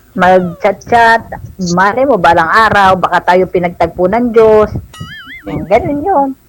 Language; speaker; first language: Filipino; native; Filipino